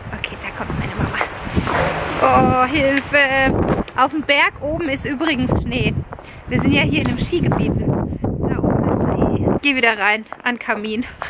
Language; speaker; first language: German; early bilingual, other home language; Italian